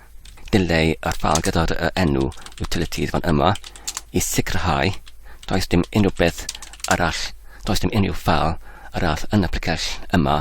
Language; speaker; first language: Welsh; non-native, learner; English